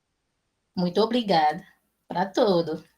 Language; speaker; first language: Portuguese; non-native, learner; Haitian Creole